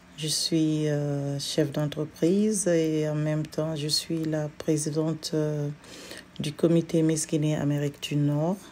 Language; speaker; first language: French; non-native, local second language; Fula